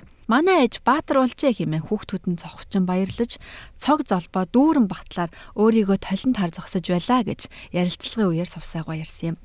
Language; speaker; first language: Mongolian; native; Mongolian